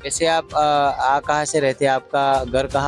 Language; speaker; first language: Hindi; native; Hindi